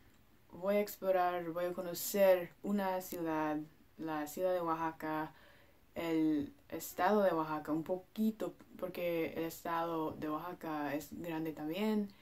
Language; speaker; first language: Spanish; non-native, learner; English